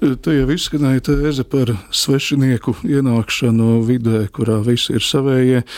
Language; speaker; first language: Latvian; native; Latvian